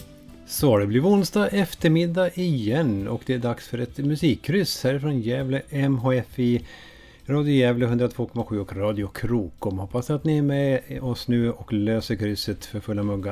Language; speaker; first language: Swedish; native; Swedish